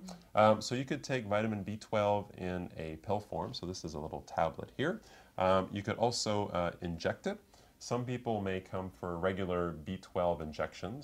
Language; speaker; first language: English; native; English